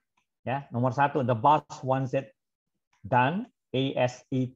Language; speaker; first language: English; non-native, fluent; Indonesian